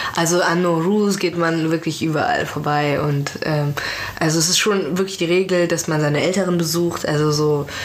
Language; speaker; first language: German; early bilingual, other home language; Persian